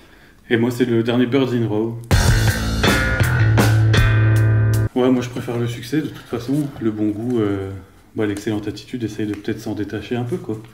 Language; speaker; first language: French; native; French